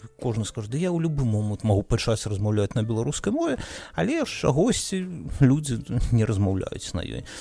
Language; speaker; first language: Belarusian; non-native, local second language; Russian